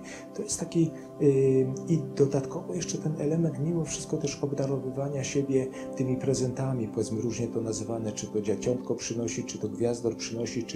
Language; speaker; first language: Polish; native; Polish